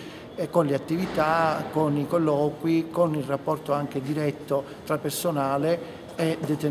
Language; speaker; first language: Italian; native; Italian